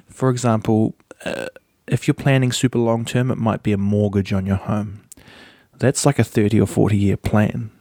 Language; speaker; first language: English; native; English